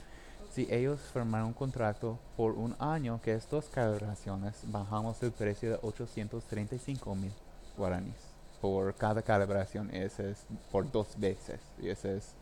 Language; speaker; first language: Spanish; non-native, learner; English